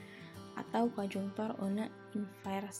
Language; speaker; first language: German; non-native, fluent; Indonesian